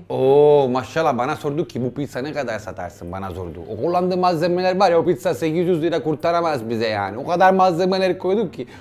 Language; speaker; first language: Turkish; non-native, fluent; Italian